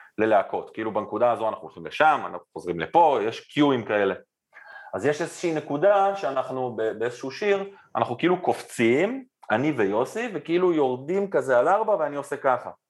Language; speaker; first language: Hebrew; native; Hebrew